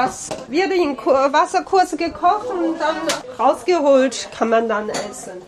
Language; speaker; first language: German; non-native, fluent; Chinese